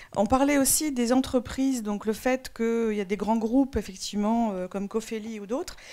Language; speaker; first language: French; native; French